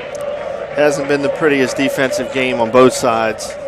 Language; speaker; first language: English; native; English